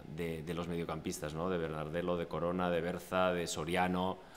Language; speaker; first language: Spanish; non-native, local second language; Catalan